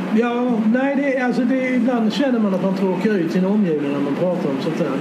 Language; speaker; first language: Swedish; native; Swedish